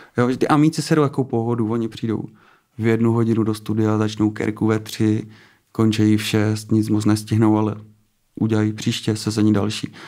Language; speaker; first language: Czech; native; Czech